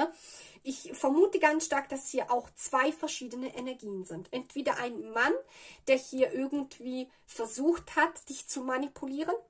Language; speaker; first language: German; non-native, fluent; Italian